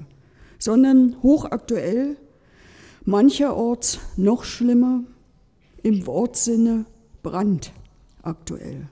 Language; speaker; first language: German; native; German